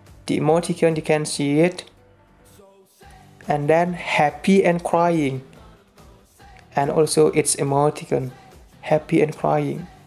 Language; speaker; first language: English; non-native, fluent; Indonesian